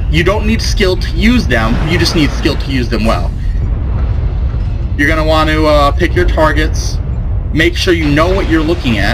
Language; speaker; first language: English; native; English